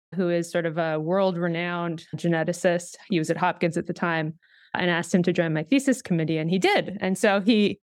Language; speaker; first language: English; native; English